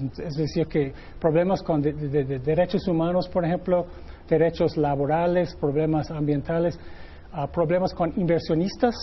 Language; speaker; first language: Spanish; non-native, fluent; English